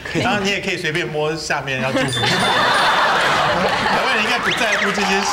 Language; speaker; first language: Chinese; native; Chinese